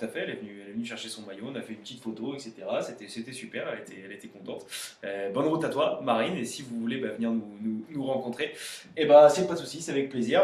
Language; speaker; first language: French; native; French